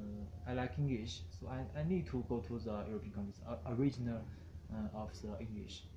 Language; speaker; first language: English; non-native, learner; Chinese